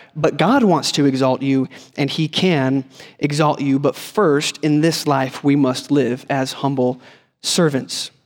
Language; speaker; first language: English; native; English